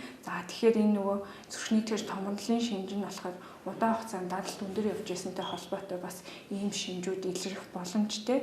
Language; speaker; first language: Mongolian; native; Mongolian